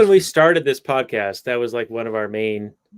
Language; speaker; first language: English; native; English